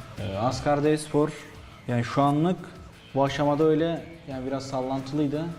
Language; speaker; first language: Turkish; native; Turkish